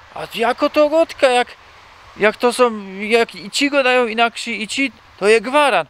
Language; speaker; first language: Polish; native; Polish